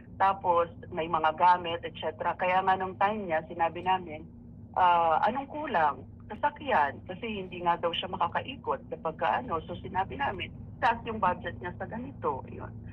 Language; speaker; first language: Filipino; native; Filipino